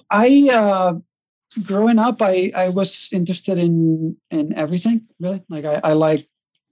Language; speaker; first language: English; non-native, fluent; Catalan